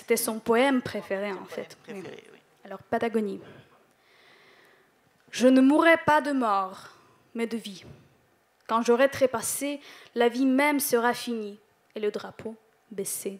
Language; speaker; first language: French; non-native, fluent; Ukrainian